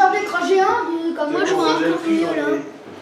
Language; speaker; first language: French; native; French